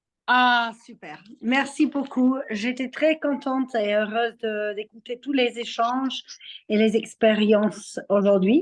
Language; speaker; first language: French; non-native, fluent; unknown